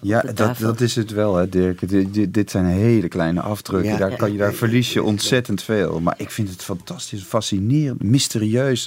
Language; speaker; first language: Dutch; native; Dutch